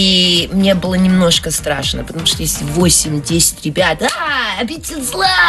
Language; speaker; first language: Russian; early bilingual, heritage; Russian